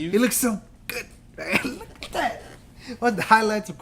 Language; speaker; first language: English; native; English